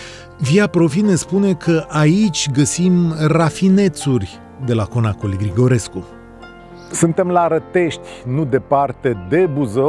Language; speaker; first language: Romanian; native; Romanian